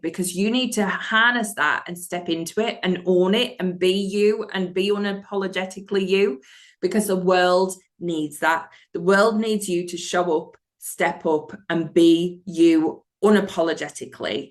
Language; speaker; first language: English; native; English